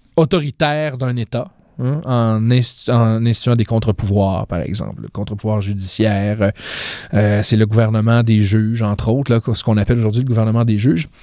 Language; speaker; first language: French; native; French